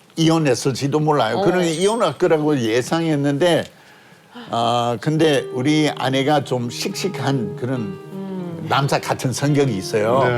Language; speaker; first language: Korean; non-native, fluent; English